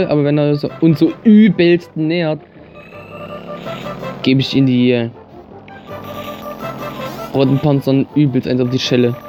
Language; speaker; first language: German; native; German